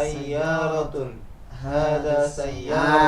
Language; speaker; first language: Arabic; non-native, learner; Indonesian